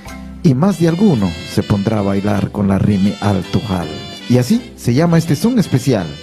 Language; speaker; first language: Spanish; native; Spanish